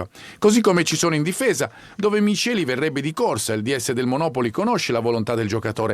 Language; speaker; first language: Italian; native; Italian